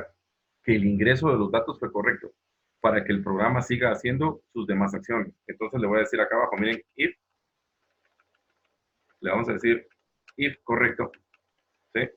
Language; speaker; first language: Spanish; native; Spanish